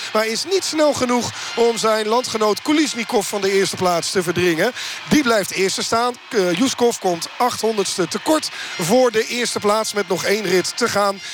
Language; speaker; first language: Dutch; native; Dutch